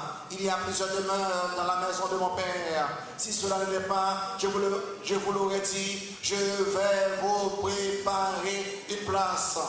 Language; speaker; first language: French; non-native, local second language; Haitian Creole